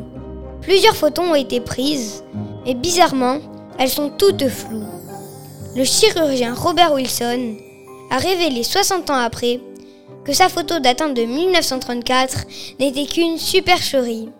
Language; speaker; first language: French; native; French